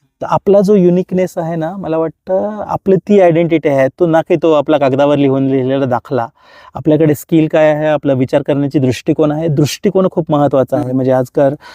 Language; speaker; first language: Marathi; non-native, local second language; Kukna